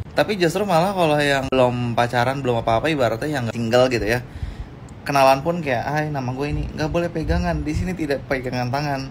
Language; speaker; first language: Indonesian; native; Indonesian